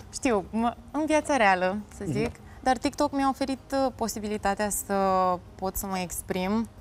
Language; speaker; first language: Romanian; native; Romanian